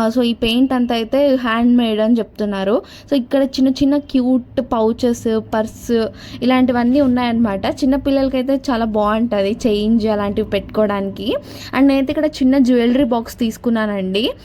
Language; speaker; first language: Telugu; non-native, local second language; Kannada